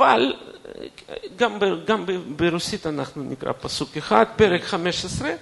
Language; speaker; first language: Hebrew; non-native, fluent; Russian